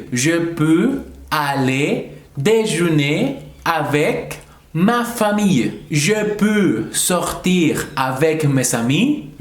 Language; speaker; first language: French; non-native, fluent; Spanish